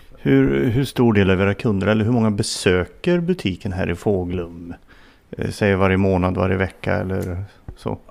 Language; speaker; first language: Swedish; native; Swedish